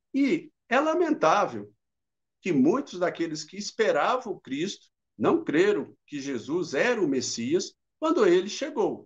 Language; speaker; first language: Portuguese; native; Portuguese